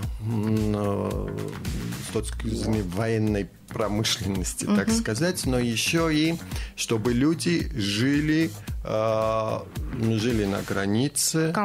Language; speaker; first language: Russian; non-native, fluent; Armenian